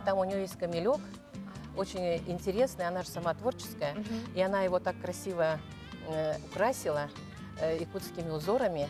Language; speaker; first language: Russian; native; Russian